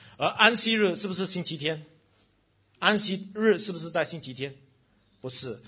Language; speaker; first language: Chinese; native; Chinese